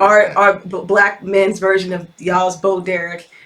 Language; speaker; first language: English; native; English